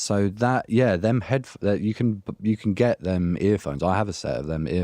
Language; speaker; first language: English; native; English